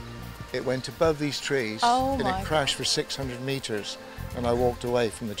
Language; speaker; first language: English; native; English